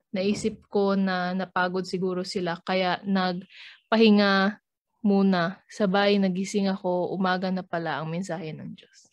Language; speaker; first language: Filipino; native; Filipino